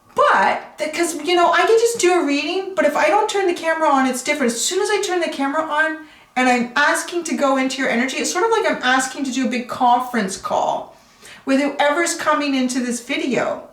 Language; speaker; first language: English; native; English